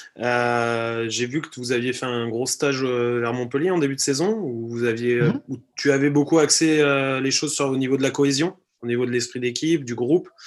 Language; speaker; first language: French; native; French